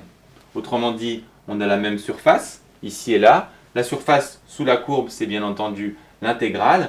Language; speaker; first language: French; native; French